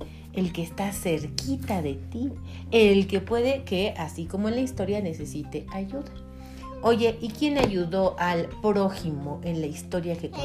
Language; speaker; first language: Spanish; native; Spanish